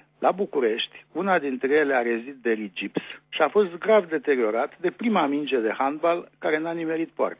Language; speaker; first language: Romanian; native; Romanian